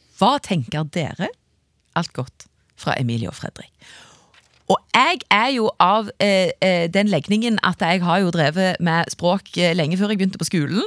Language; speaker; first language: Norwegian; native; Norwegian